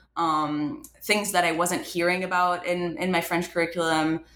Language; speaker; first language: English; non-native, fluent; French